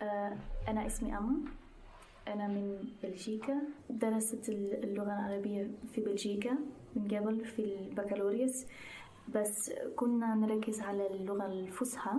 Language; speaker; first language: Arabic; non-native, fluent; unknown